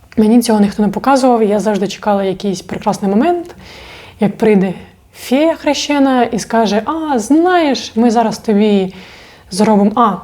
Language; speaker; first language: Ukrainian; non-native, local second language; Russian